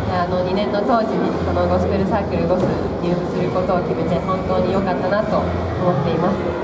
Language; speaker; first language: Japanese; native; Japanese